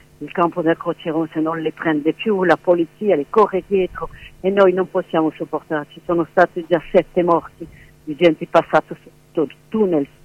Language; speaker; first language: Italian; non-native, fluent; French